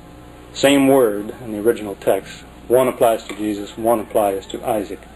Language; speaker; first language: English; native; English